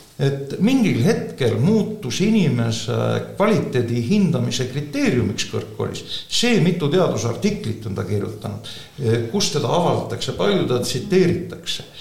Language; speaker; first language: Estonian; native; Estonian